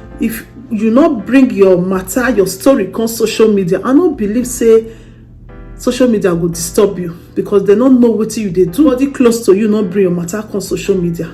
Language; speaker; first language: Nigerian Pidgin; native; Nigerian Pidgin